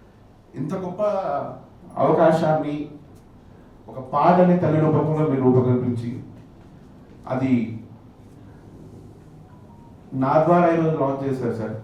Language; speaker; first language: Telugu; native; Telugu